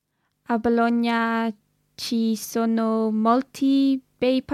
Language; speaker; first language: Italian; non-native, learner; English